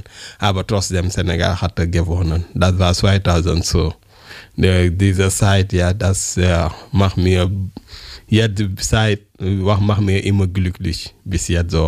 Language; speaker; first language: German; non-native, learner; French